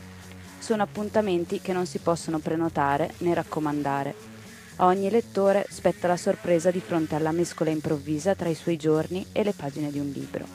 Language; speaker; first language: Italian; native; Italian